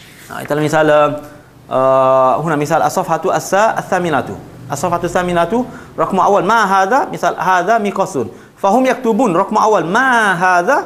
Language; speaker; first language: Arabic; non-native, fluent; Malay